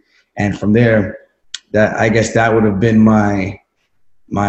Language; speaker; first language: English; native; English